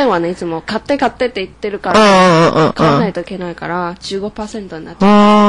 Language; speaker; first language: Japanese; native; Japanese